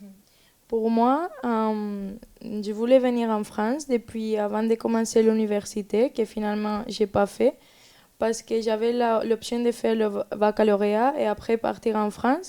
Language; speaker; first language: French; non-native, learner; Spanish